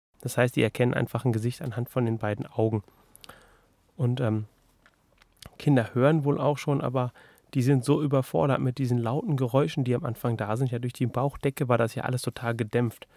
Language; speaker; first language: German; native; German